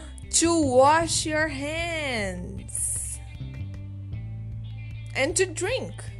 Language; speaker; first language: English; non-native, fluent; Portuguese